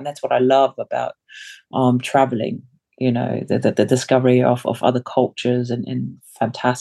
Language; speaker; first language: English; early bilingual, other home language; Samoan